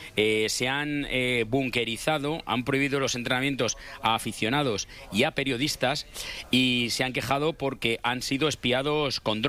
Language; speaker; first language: Spanish; native; Spanish